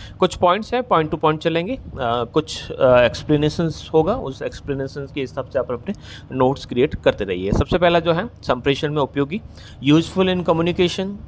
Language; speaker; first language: Hindi; native; Hindi